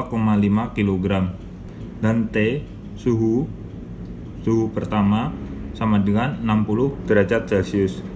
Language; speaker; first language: Indonesian; native; Indonesian